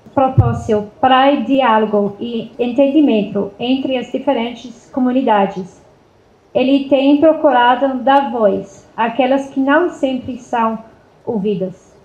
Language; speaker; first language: Portuguese; non-native, fluent; English